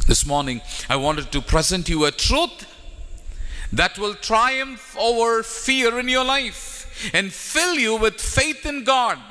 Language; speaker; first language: English; non-native, local second language; Telugu